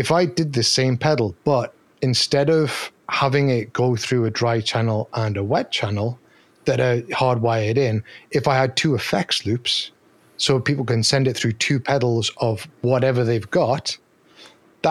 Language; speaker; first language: English; native; English